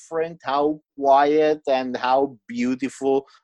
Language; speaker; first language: English; non-native, fluent; Italian